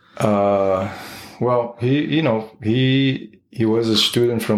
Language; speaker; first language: English; non-native, fluent; Portuguese